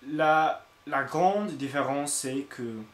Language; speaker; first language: French; non-native, learner; English